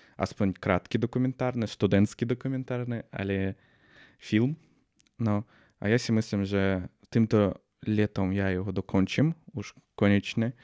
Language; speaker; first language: Slovak; non-native, fluent; Russian